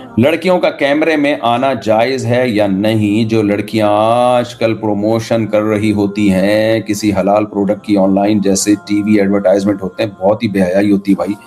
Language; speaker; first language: Urdu; native; Urdu